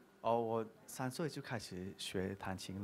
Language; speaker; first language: Chinese; non-native, learner; Thai